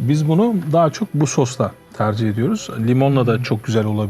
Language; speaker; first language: Turkish; native; Turkish